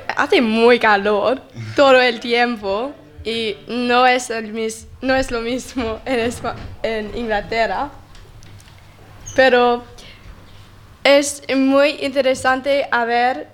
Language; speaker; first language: Spanish; non-native, learner; English